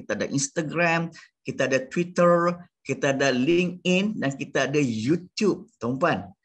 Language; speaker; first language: Malay; native; Malay